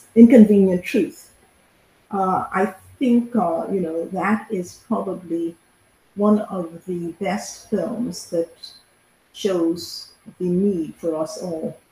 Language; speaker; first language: English; native; English